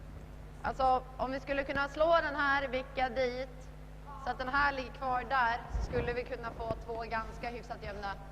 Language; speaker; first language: Swedish; native; Swedish